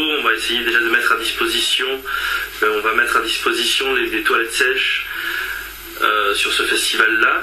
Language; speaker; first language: French; native; French